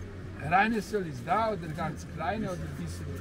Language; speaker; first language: German; non-native, learner; Slovenian